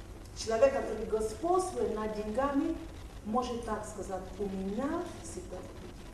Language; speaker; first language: Russian; non-native, fluent; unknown